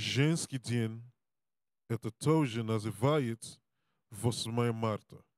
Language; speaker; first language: Russian; non-native, learner; English